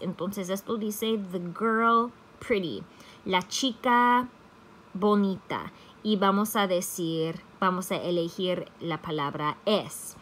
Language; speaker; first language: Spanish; non-native, fluent; English